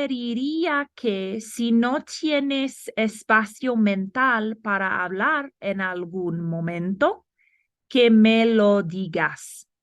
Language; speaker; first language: Spanish; non-native, fluent; English